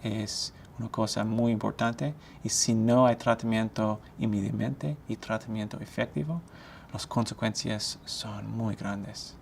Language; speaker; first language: Spanish; non-native, fluent; English